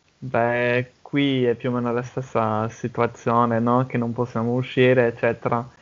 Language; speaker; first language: Italian; non-native, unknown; English